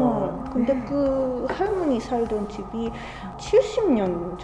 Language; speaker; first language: Korean; non-native, fluent; Japanese